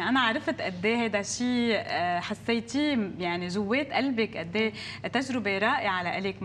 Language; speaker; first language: Arabic; native; Arabic